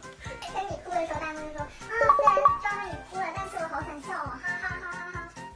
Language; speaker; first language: Chinese; native; Chinese